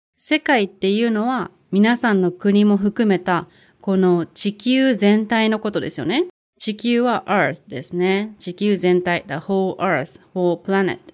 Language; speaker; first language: Japanese; native; Japanese